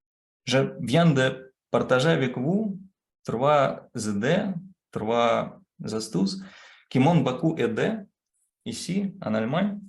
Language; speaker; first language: French; non-native, fluent; Russian